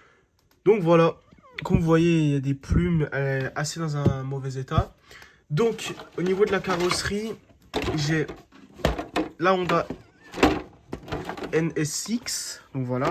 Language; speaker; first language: French; native; French